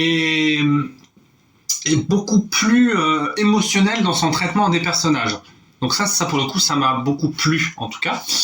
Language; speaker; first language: French; native; French